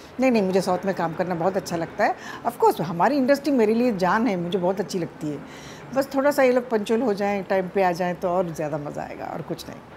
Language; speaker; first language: Hindi; non-native, local second language; Telugu